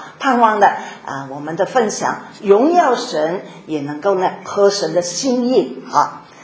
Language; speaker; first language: Chinese; non-native, local second language; Cantonese